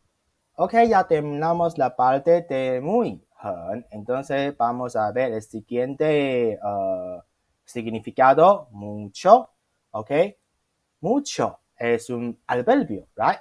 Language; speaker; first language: Spanish; non-native, fluent; Chinese